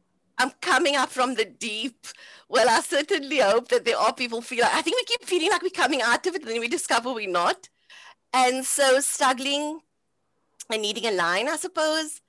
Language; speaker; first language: English; native; English